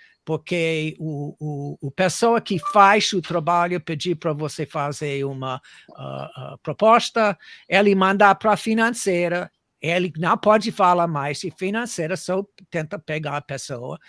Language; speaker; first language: Portuguese; non-native, fluent; English